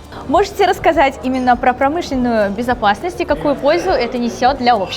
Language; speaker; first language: Russian; native; Russian